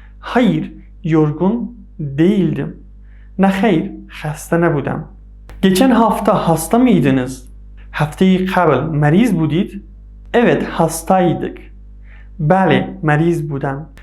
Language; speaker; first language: Turkish; non-native, fluent; Persian